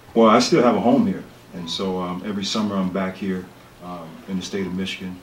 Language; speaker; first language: English; native; English